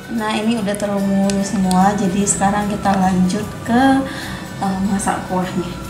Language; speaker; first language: Indonesian; native; Indonesian